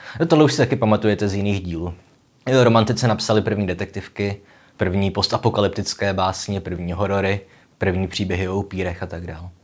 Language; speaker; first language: Czech; native; Czech